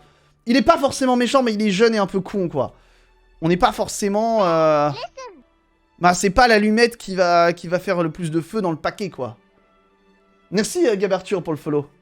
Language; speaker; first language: French; native; French